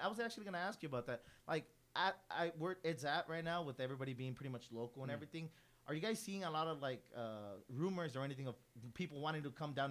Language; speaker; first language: English; early bilingual, other home language; Spanish